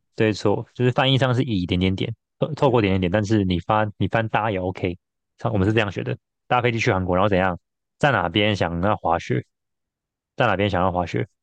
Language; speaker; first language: Chinese; native; Chinese